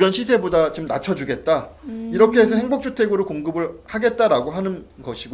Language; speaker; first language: Korean; native; Korean